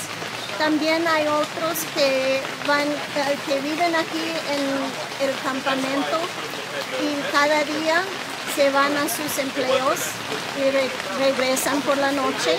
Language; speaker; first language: Spanish; non-native, learner; English